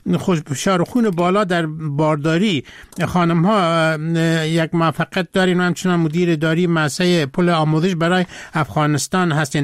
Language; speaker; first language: Persian; native; Persian